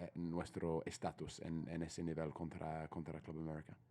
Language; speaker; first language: Spanish; non-native, fluent; English